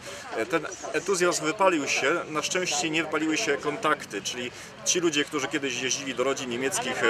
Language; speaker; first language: Polish; native; Polish